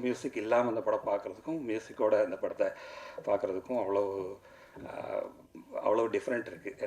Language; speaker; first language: Tamil; native; Tamil